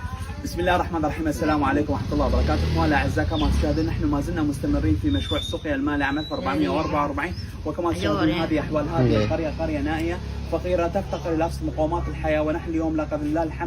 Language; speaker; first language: Arabic; native; Arabic